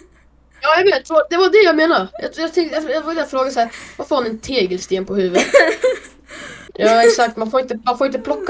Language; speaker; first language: Swedish; native; Swedish